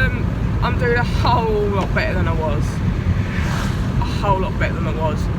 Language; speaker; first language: English; native; English